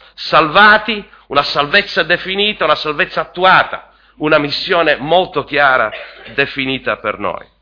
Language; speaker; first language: Italian; native; Italian